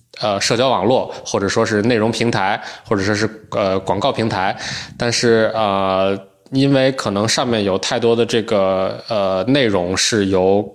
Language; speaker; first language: Chinese; native; Chinese